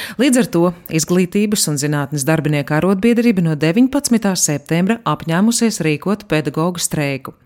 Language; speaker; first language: Latvian; native; Latvian